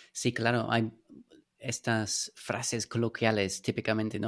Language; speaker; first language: Spanish; non-native, fluent; English